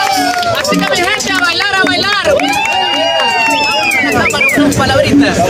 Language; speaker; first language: Spanish; native; Spanish